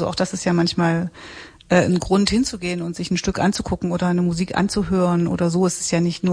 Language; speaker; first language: German; native; German